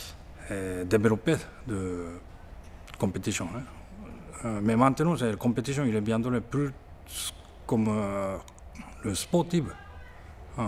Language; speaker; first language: French; non-native, learner; Japanese